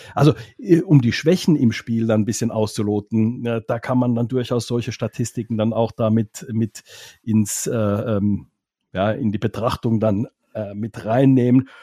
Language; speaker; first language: German; non-native, fluent; Finnish